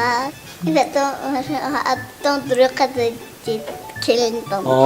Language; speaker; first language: Russian; non-native, local second language; Tajik